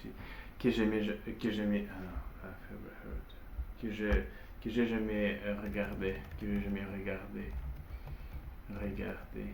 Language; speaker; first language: French; non-native, learner; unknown